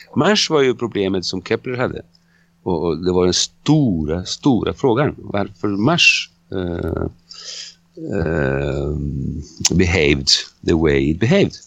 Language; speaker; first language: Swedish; non-native, fluent; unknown